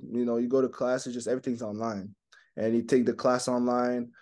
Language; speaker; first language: English; non-native, fluent; French